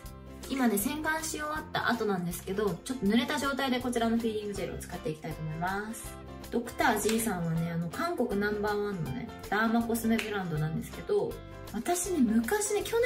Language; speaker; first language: Japanese; native; Japanese